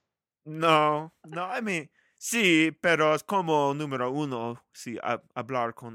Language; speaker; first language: Spanish; non-native, learner; English